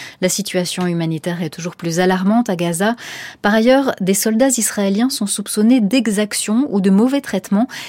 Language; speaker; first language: French; native; French